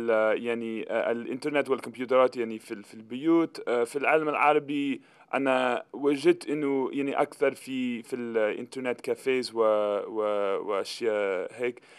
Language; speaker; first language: Arabic; non-native, fluent; English